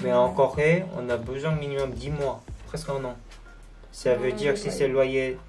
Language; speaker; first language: French; non-native, learner; Korean